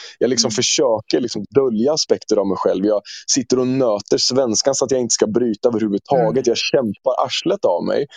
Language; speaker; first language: Swedish; early bilingual, other home language; Turkish